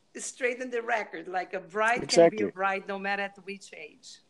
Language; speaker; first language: English; non-native, fluent; Portuguese